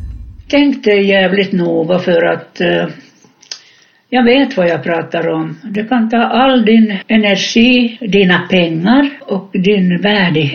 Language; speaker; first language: Swedish; non-native, fluent; Finnish